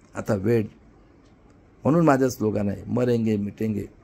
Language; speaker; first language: Hindi; non-native, local second language; Marathi